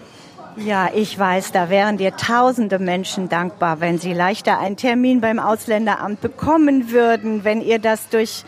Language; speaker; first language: German; native; German